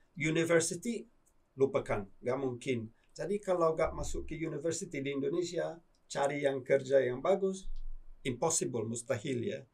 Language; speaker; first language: Indonesian; non-native, fluent; English